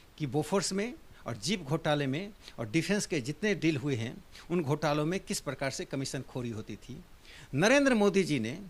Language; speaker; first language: Hindi; native; Hindi